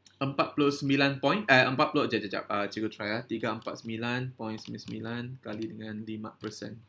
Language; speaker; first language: Malay; non-native, local second language; Chinese